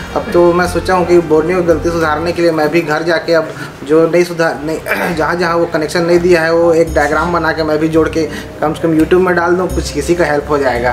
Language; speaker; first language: Hindi; native; Hindi